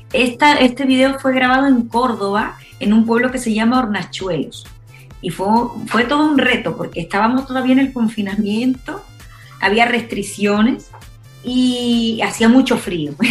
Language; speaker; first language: Spanish; native; Spanish